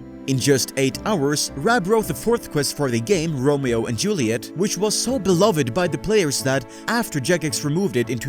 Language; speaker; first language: English; native; English